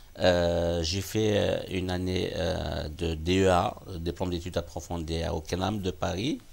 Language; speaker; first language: French; non-native, local second language; Kabyle